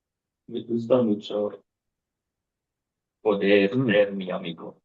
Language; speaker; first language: Spanish; non-native, learner; English